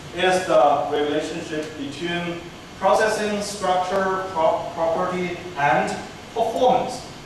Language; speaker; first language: English; non-native, fluent; Chinese